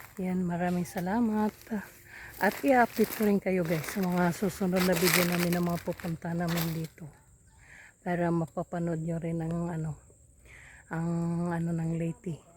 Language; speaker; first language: Filipino; non-native, local second language; Waray